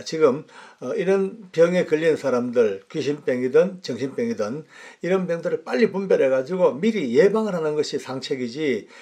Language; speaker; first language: Korean; native; Korean